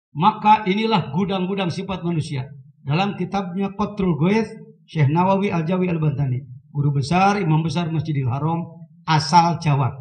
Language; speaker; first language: Indonesian; non-native, local second language; Sundanese